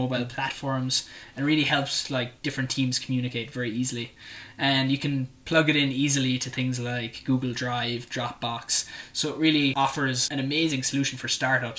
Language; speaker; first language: English; native; English